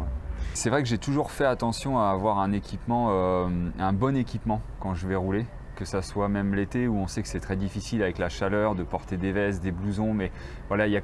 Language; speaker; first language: French; native; French